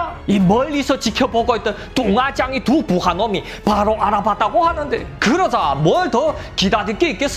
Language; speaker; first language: Korean; native; Korean